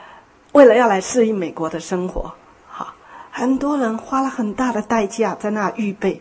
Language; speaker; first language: Chinese; native; Chinese